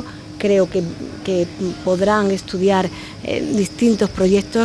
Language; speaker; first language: Spanish; native; Spanish